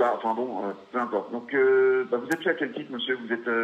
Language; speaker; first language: French; native; French